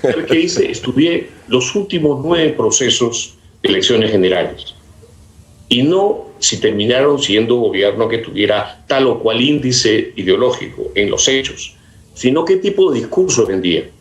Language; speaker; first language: Spanish; native; Spanish